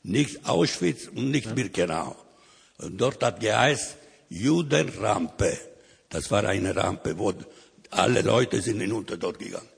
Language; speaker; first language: German; non-native, learner; Ladino